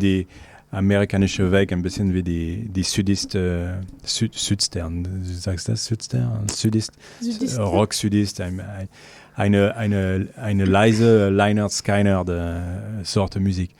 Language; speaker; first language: German; non-native, learner; French